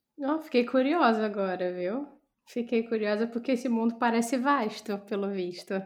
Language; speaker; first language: Portuguese; native; Portuguese